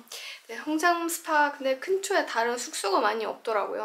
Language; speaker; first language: Korean; non-native, fluent; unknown